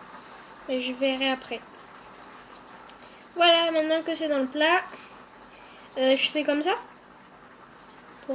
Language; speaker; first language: French; native; French